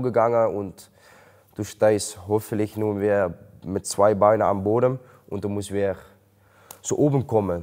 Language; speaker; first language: German; non-native, learner; Dutch